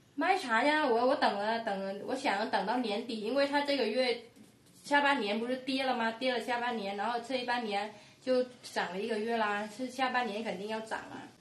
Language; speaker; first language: Chinese; non-native, fluent; Vietnamese